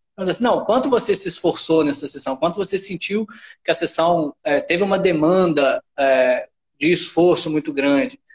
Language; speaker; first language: Portuguese; native; Portuguese